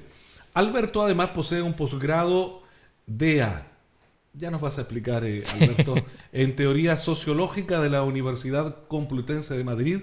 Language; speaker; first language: Spanish; native; Spanish